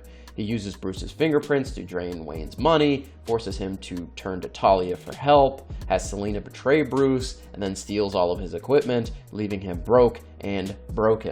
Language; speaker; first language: English; native; English